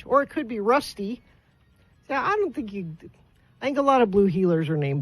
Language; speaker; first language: English; native; English